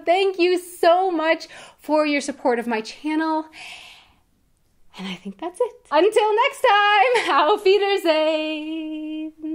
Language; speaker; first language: English; native; English